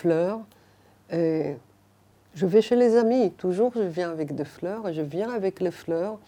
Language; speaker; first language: French; non-native, fluent; Hebrew